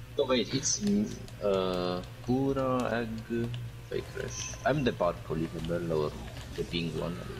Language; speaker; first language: English; non-native, fluent; Italian